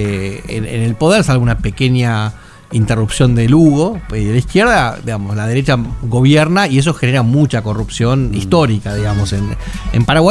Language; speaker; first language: Spanish; native; Spanish